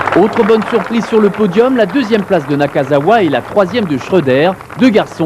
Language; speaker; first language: French; native; French